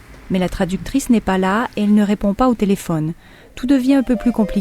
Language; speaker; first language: French; native; French